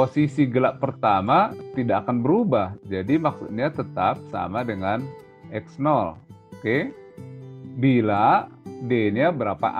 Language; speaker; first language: Indonesian; native; Indonesian